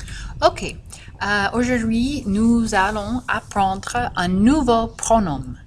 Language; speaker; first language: French; non-native, fluent; English